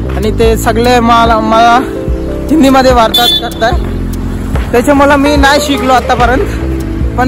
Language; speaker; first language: Marathi; non-native, local second language; Hindi